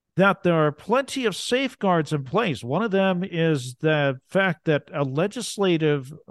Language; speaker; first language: English; native; English